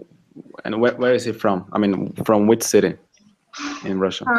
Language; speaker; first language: English; non-native, fluent; Russian